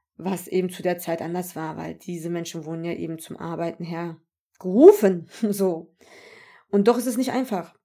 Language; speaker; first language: German; early bilingual, other home language; Turkish